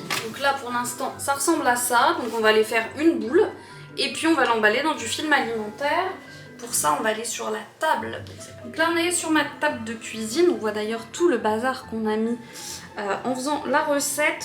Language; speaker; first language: French; native; French